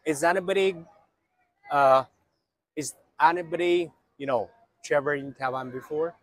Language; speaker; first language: English; non-native, learner; Chinese